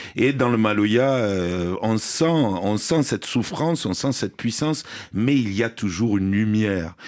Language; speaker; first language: French; native; French